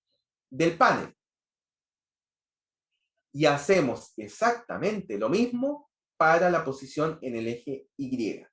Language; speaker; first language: Spanish; native; Spanish